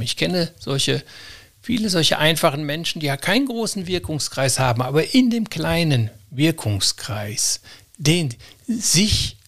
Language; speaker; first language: German; native; German